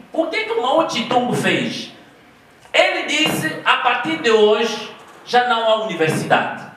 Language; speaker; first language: Portuguese; non-native, local second language; Kongo